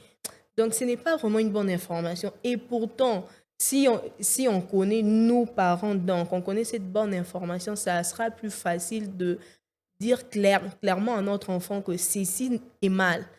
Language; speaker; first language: French; non-native, local second language; Lingala